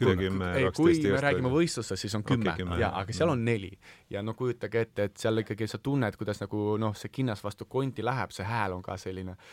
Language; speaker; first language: Estonian; non-native, local second language; Russian